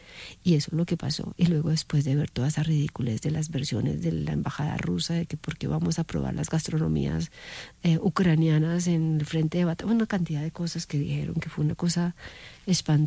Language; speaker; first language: Spanish; native; Spanish